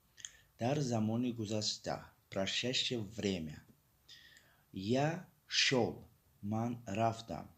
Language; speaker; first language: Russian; non-native, fluent; Tajik